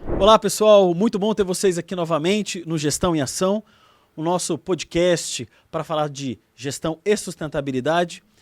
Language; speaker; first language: Portuguese; native; Portuguese